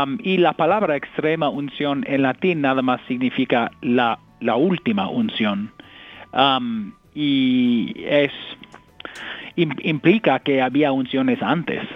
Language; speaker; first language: Spanish; non-native, fluent; English